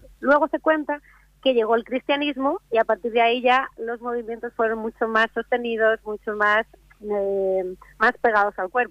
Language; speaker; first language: Spanish; native; Spanish